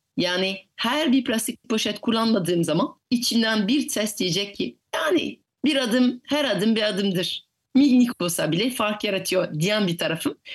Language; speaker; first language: Turkish; non-native, fluent; French